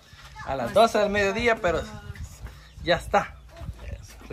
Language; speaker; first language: Spanish; native; Spanish